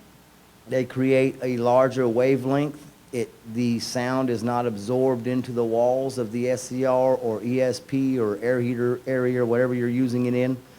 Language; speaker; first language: English; native; English